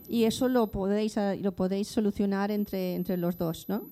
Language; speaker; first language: Spanish; native; Spanish